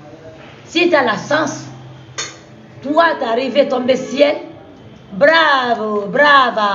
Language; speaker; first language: French; non-native, local second language; Susu